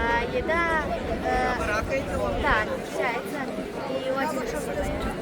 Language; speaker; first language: Russian; non-native, learner; Serbian